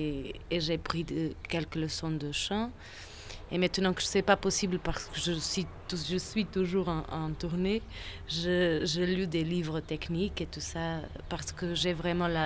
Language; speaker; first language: French; non-native, fluent; Portuguese